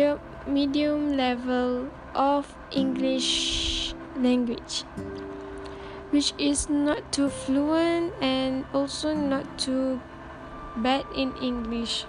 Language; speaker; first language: English; non-native, learner; Malay